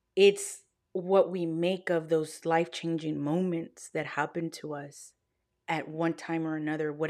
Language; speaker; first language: English; early bilingual, other home language; Spanish